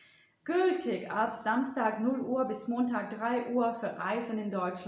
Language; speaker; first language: German; non-native, fluent; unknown